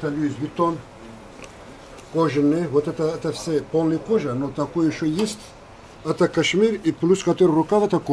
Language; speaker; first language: Russian; non-native, learner; Turkish